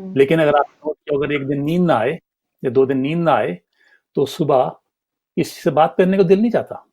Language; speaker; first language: Urdu; native; Urdu